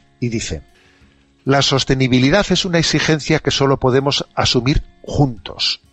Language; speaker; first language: Spanish; native; Spanish